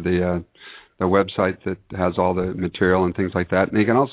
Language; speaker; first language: English; native; English